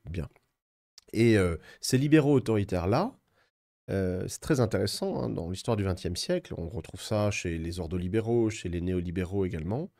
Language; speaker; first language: French; native; French